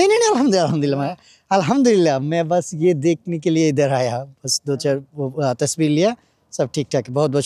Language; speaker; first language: Hindi; non-native, learner; Bangla